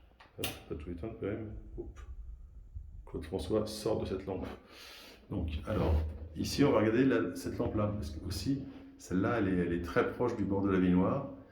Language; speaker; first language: French; native; French